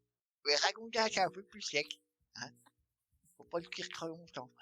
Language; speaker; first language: French; native; French